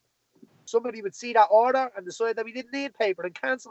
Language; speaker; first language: English; native; English